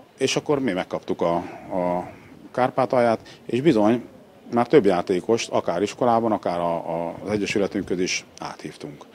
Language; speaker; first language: Hungarian; native; Hungarian